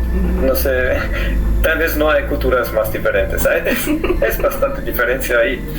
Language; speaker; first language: Spanish; non-native, fluent; German